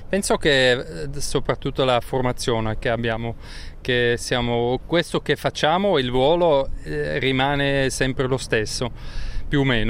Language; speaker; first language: Italian; non-native, local second language; German